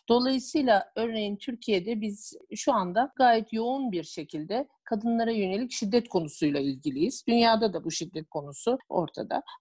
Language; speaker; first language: Turkish; native; Turkish